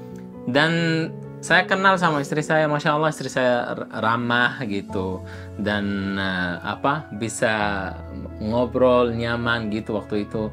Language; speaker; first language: Indonesian; non-native, fluent; Arabic